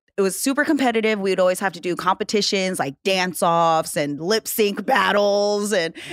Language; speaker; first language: English; native; English